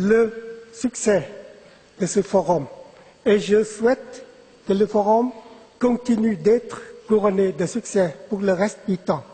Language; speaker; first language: French; non-native, fluent; Vietnamese